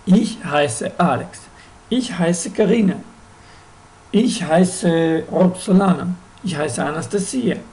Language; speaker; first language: German; non-native, fluent; Ukrainian